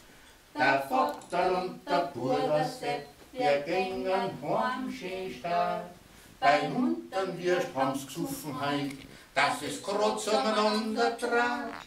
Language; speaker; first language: German; native; German